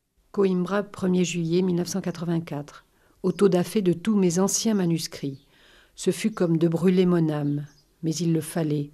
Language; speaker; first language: French; native; French